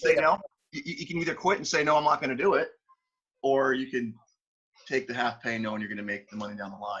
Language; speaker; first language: English; native; English